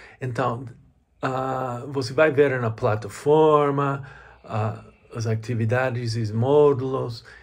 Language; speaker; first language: Portuguese; non-native, learner; English